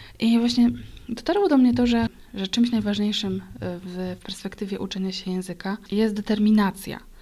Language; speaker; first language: Polish; native; Polish